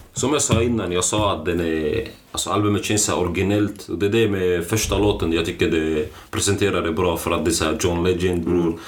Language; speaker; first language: Swedish; early bilingual, other home language; Arabic